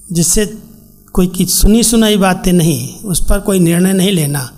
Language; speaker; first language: Hindi; native; Hindi